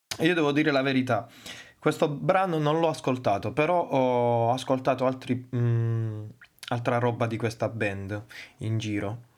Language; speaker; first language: Italian; native; Italian